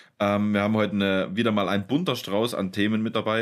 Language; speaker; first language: German; native; German